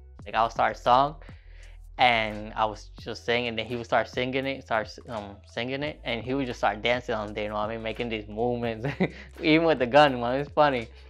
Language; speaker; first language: English; non-native, fluent; Spanish